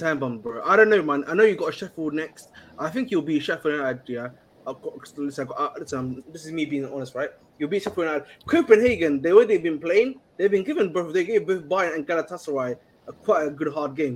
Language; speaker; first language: English; native; English